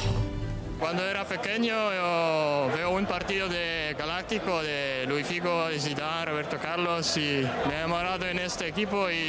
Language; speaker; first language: Spanish; non-native, learner; Polish